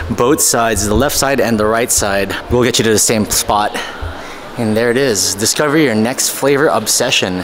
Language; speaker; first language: English; native; English